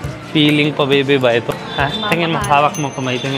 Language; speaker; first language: Filipino; non-native, learner; Punjabi